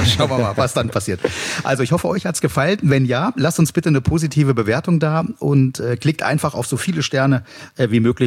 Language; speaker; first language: German; native; German